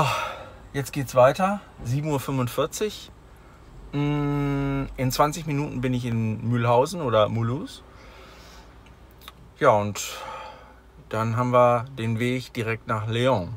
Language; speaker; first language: German; native; German